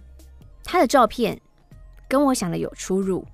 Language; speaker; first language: Chinese; native; Chinese